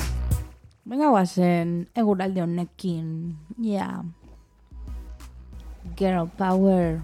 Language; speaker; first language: Basque; non-native, learner; Spanish